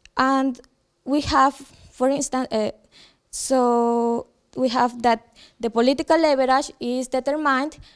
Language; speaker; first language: English; non-native, fluent; Ukrainian